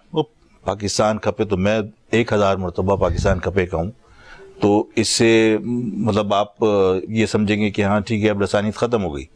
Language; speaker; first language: Urdu; native; Urdu